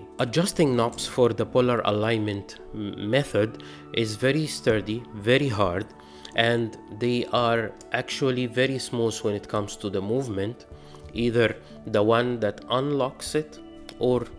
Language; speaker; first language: English; non-native, fluent; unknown